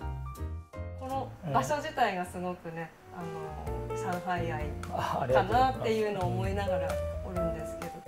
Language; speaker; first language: Japanese; native; Japanese